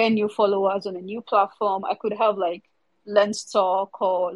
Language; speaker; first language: English; non-native, local second language; Yoruba